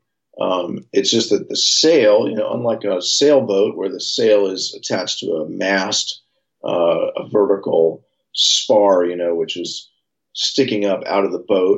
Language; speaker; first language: English; native; English